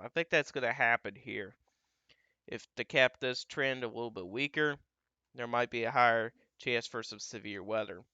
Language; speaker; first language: English; native; English